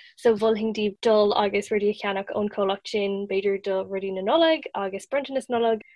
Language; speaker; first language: Irish; non-native, local second language; English